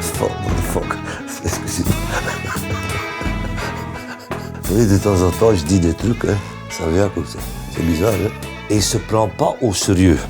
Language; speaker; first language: French; non-native, local second language; Dutch